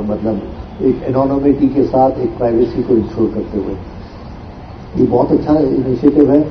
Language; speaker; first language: Hindi; native; Hindi